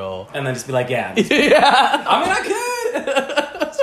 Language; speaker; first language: English; native; English